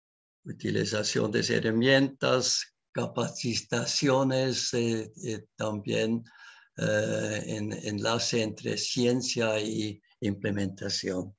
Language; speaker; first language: Spanish; non-native, learner; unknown